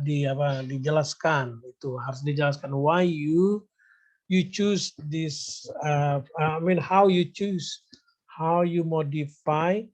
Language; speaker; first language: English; non-native, fluent; Indonesian